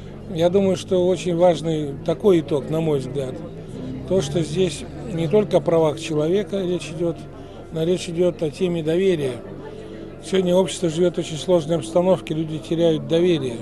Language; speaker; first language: Russian; native; Russian